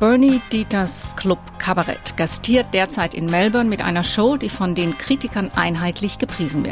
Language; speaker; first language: German; native; German